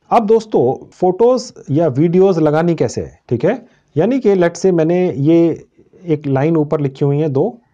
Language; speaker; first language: Hindi; native; Hindi